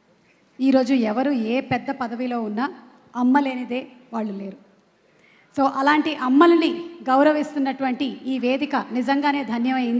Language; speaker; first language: Telugu; native; Telugu